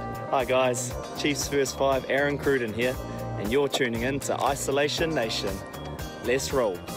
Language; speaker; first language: English; native; English